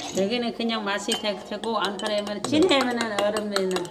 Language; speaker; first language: Korean; non-native, learner; Vietnamese